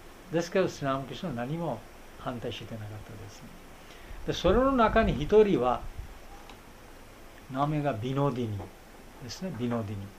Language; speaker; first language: Japanese; non-native, fluent; Bangla